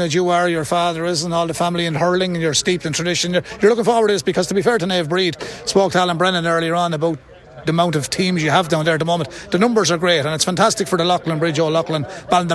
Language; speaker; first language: English; native; English